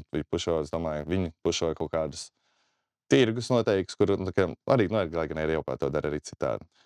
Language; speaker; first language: Latvian; native; Latvian